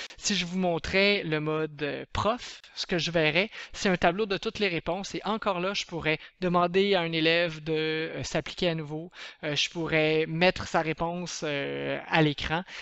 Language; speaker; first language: French; native; French